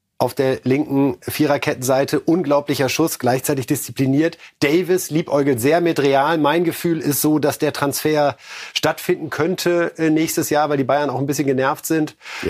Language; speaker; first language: German; native; German